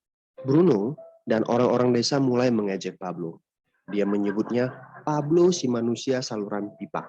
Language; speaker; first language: Indonesian; native; Indonesian